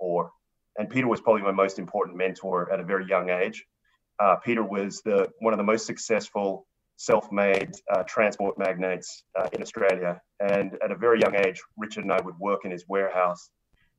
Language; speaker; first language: English; native; English